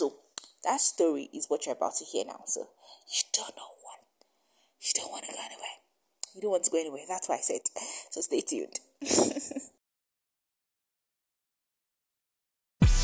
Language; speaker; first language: English; non-native, local second language; Yoruba